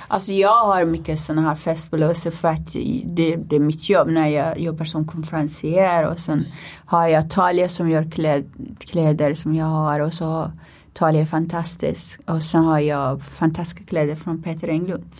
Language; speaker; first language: Swedish; non-native, fluent; Persian